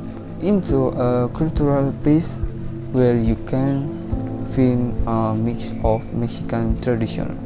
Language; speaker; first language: English; non-native, learner; Indonesian